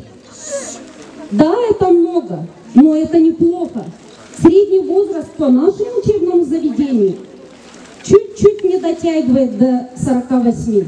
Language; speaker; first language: Russian; non-native, local second language; Gagauz